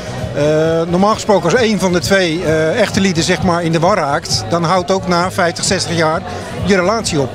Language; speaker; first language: Dutch; native; Dutch